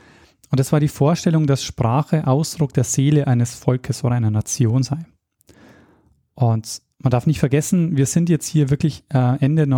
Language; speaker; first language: German; native; German